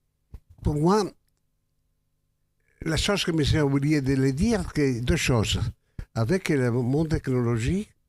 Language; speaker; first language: French; non-native, fluent; Spanish